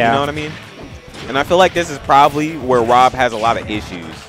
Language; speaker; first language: English; native; English